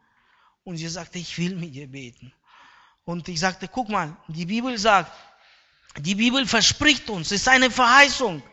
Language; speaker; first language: German; non-native, fluent; Russian